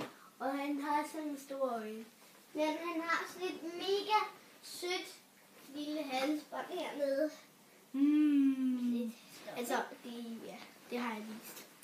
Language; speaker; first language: Danish; early bilingual, other home language; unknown